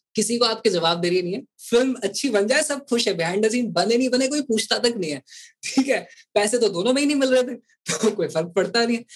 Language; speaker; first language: Hindi; native; Hindi